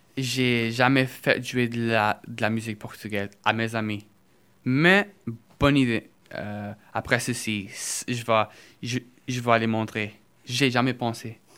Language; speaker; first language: French; early bilingual, other home language; Portuguese